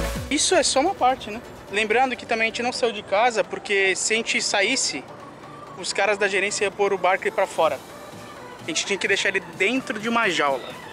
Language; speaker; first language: Portuguese; native; Portuguese